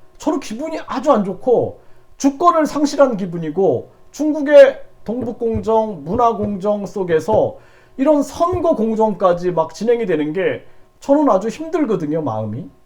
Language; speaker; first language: Korean; native; Korean